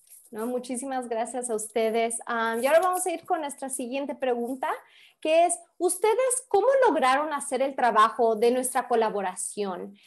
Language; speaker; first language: Spanish; early bilingual, heritage; Spanish